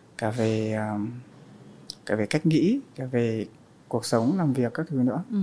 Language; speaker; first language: Vietnamese; native; Vietnamese